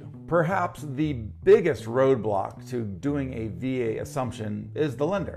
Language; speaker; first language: English; native; English